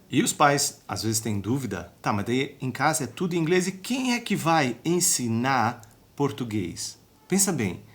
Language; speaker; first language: Portuguese; native; Portuguese